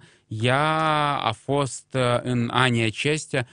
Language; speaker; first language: Romanian; non-native, local second language; Russian